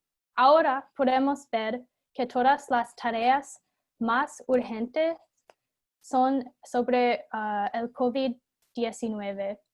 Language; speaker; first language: Spanish; non-native, fluent; English